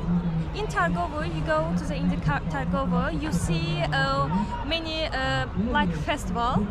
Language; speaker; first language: English; non-native, learner; Azerbaijani